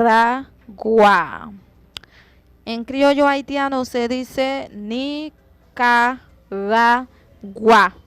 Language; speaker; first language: Spanish; non-native, fluent; Haitian Creole